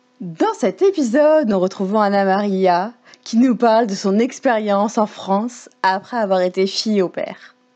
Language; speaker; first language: French; native; French